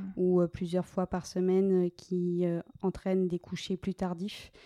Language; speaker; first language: French; native; French